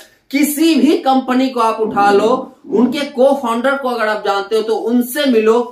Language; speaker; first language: Hindi; native; Hindi